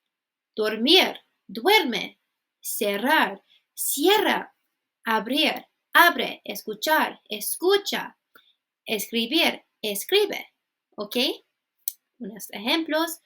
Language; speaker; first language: Spanish; non-native, fluent; English